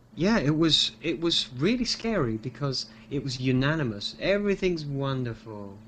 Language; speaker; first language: English; native; English